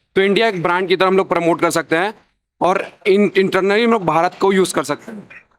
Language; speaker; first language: Hindi; native; Hindi